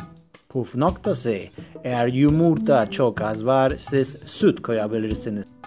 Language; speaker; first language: Turkish; non-native, learner; Spanish